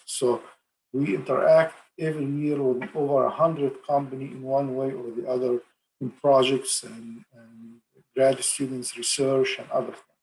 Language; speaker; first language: English; non-native, fluent; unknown